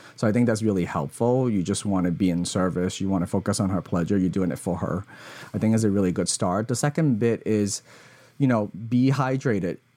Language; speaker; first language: English; early bilingual, other home language; Cantonese